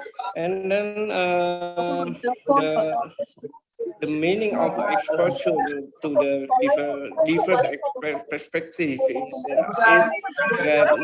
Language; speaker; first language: English; non-native, fluent; Indonesian